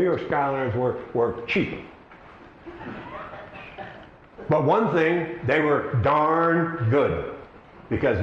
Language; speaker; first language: English; native; English